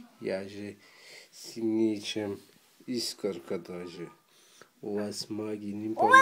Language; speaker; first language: Russian; early bilingual, heritage; Russian